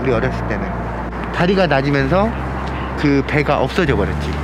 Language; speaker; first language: Korean; native; Korean